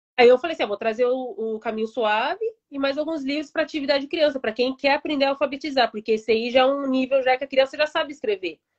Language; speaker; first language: Portuguese; early bilingual, heritage; Japanese